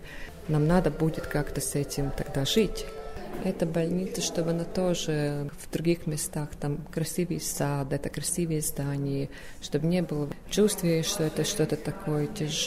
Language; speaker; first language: Russian; non-native, local second language; Latvian